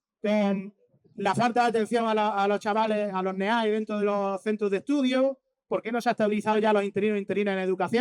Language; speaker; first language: Spanish; native; Spanish